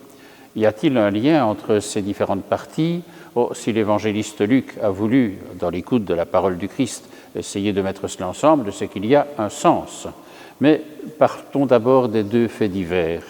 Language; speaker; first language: French; native; French